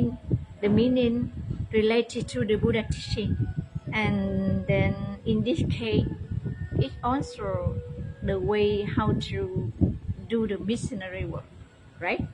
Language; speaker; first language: English; non-native, learner; Vietnamese